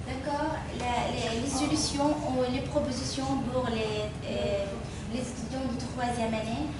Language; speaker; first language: French; non-native, fluent; Arabic